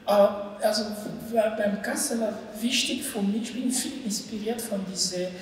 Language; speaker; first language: German; non-native, learner; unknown